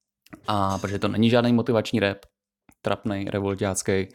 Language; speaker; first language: Czech; native; Czech